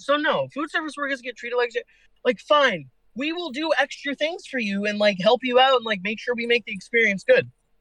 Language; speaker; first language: English; native; English